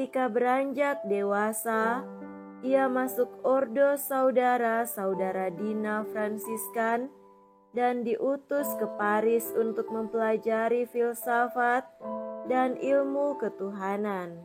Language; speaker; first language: Indonesian; native; Indonesian